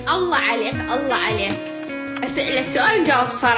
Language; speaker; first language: Arabic; native; Arabic